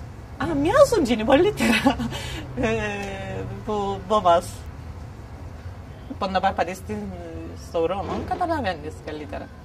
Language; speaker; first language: Greek; non-native, local second language; Turkish